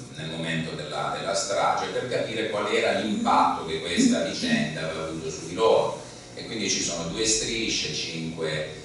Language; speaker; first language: Italian; native; Italian